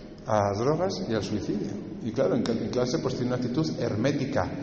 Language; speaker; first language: Spanish; native; Spanish